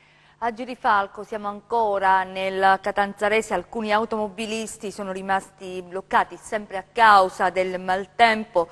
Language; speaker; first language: Italian; native; Italian